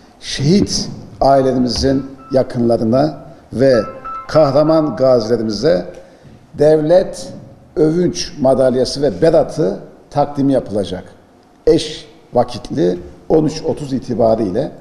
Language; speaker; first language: Turkish; native; Turkish